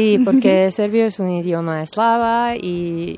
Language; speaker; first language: Spanish; non-native, fluent; Serbian